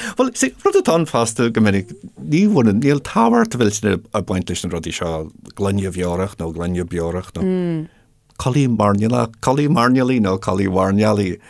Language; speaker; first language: Irish; non-native, local second language; English